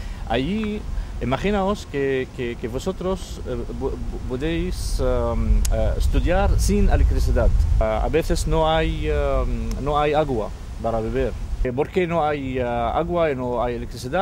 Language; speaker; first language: Spanish; non-native, fluent; Arabic